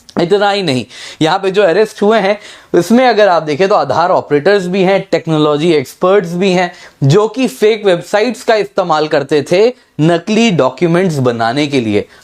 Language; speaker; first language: Hindi; native; Hindi